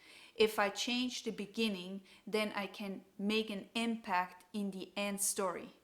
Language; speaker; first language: English; non-native, fluent; German